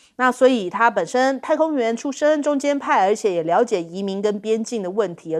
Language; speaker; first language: Chinese; native; Chinese